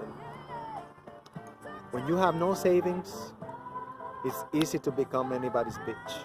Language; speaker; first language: English; non-native, fluent; Spanish